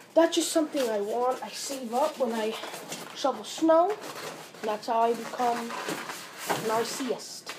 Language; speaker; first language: English; native; English